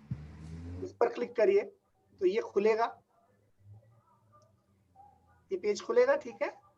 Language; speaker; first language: Hindi; native; Hindi